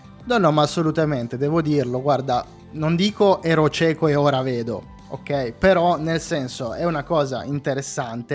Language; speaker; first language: Italian; native; Italian